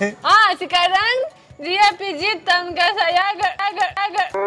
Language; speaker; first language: Indonesian; non-native, learner; Russian